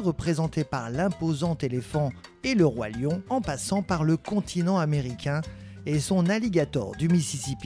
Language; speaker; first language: French; native; French